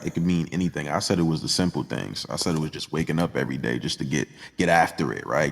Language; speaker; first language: English; native; English